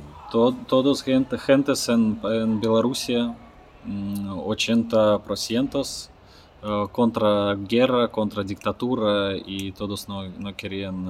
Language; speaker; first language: Spanish; non-native, learner; Russian